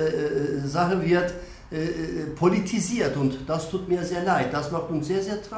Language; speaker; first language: German; non-native, fluent; Turkish